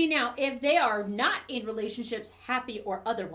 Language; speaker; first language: English; native; English